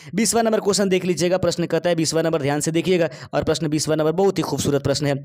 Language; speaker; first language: Hindi; native; Hindi